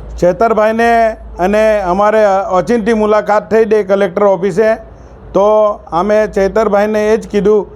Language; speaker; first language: Gujarati; non-native, local second language; Vasavi